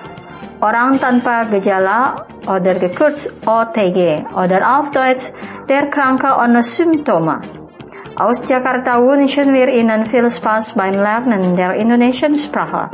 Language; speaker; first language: German; non-native, fluent; Indonesian